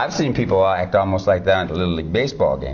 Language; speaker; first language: English; native; English